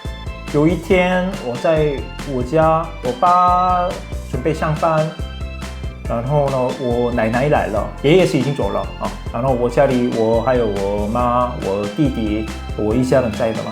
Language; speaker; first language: Chinese; non-native, fluent; Korean